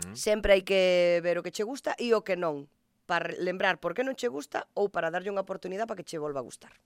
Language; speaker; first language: Galician; non-native, local second language; Spanish